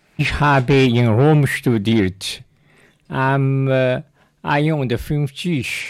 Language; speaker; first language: German; non-native, learner; Chinese